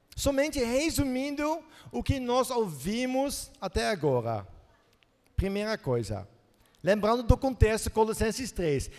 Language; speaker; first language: Portuguese; non-native, fluent; Dutch